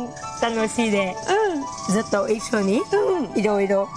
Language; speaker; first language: Japanese; non-native, learner; Vietnamese